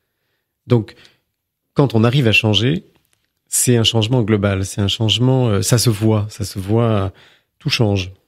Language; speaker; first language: French; native; French